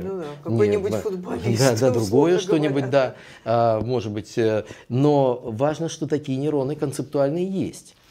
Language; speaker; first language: Russian; native; Russian